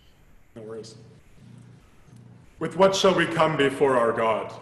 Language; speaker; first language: English; native; English